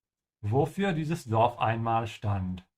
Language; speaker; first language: German; non-native, fluent; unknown